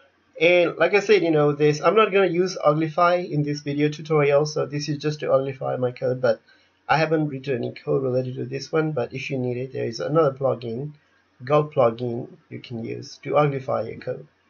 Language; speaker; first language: English; non-native, fluent; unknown